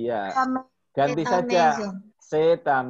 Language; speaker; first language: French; non-native, fluent; Indonesian